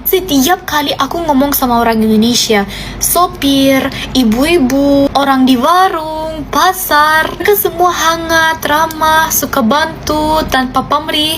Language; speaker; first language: Indonesian; non-native, fluent; German